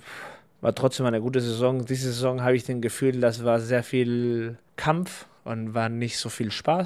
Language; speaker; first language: German; non-native, fluent; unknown